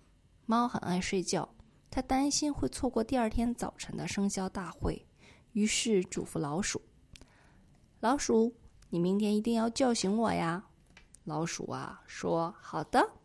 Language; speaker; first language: Chinese; native; Chinese